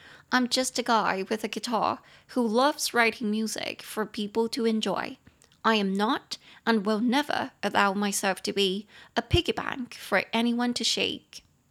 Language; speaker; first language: English; non-native, fluent; Chinese